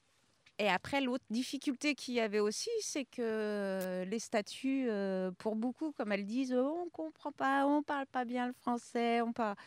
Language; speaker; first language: French; native; French